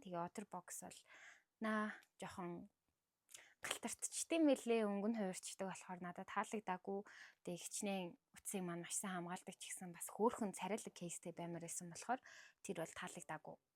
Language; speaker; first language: Mongolian; native; Mongolian